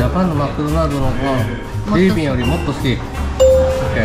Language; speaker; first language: Japanese; native; Japanese